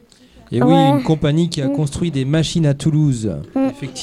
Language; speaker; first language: French; native; French